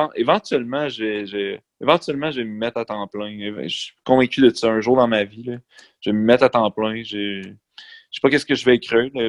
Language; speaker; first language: French; native; French